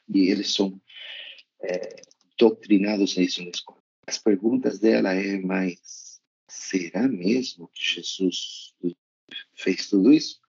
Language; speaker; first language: Portuguese; non-native, fluent; Spanish